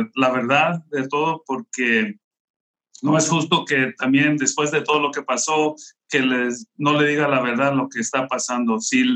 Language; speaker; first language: Spanish; non-native, local second language; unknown